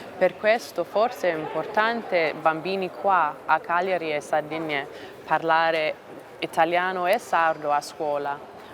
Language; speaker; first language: Italian; non-native, learner; English